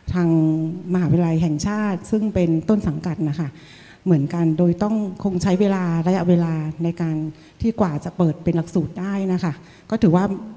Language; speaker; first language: Thai; non-native, fluent; Vietnamese